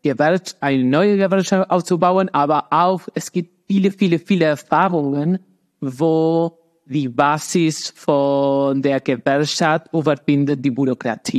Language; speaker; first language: German; non-native, learner; Spanish